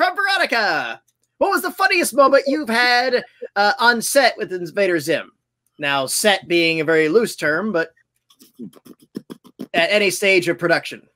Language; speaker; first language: English; native; English